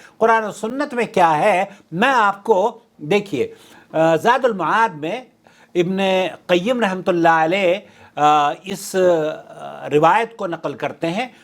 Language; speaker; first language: Urdu; native; Urdu